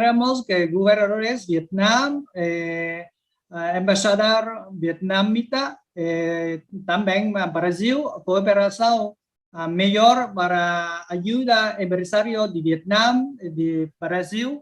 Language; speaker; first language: Spanish; non-native, learner; Vietnamese